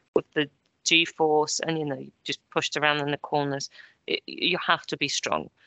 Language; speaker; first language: English; early bilingual, other home language; Polish